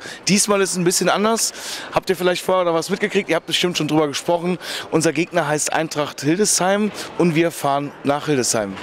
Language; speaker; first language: German; native; German